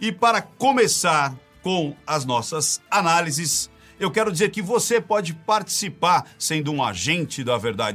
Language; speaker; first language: Portuguese; native; Portuguese